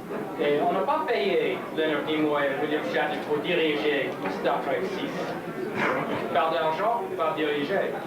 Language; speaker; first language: French; non-native, learner; English